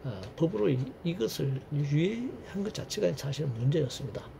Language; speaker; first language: Korean; native; Korean